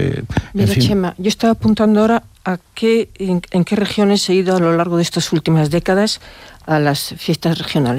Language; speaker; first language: Spanish; native; Spanish